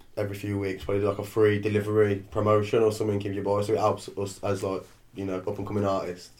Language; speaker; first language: English; native; English